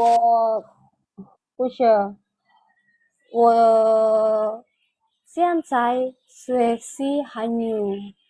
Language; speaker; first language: Chinese; non-native, learner; Indonesian